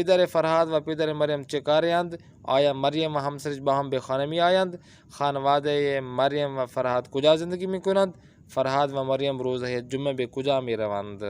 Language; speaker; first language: Persian; non-native, fluent; Urdu